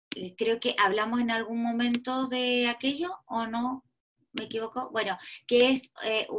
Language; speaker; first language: Spanish; native; Spanish